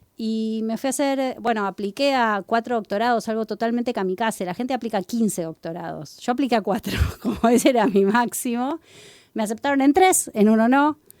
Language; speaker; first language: Spanish; native; Spanish